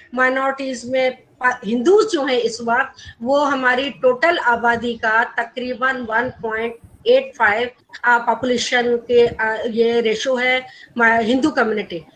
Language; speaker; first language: Urdu; non-native, local second language; Gujarati